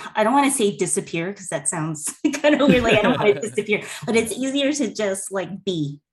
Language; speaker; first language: English; native; English